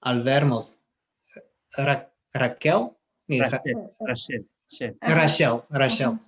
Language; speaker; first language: Spanish; non-native, learner; French